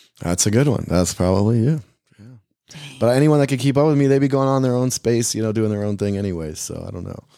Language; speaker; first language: English; native; English